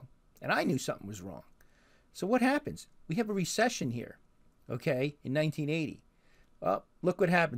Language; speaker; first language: English; native; English